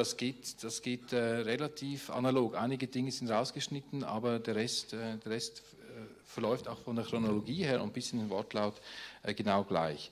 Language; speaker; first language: German; native; German